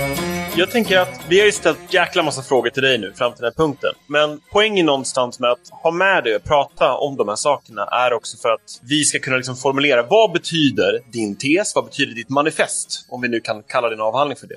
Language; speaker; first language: Swedish; native; Swedish